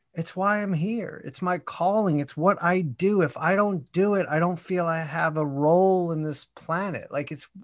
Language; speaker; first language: English; native; English